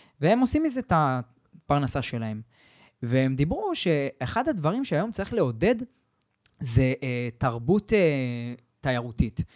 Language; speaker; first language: Hebrew; early bilingual, other home language; English